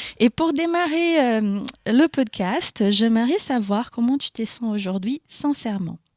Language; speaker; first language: French; non-native, fluent; Portuguese